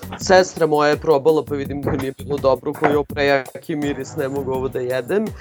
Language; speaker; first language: Serbian; native; Serbian